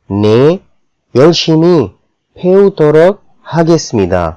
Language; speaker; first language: Korean; non-native, fluent; Urdu